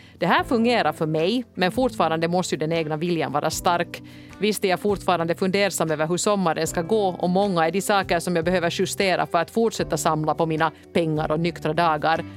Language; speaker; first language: Swedish; native; Swedish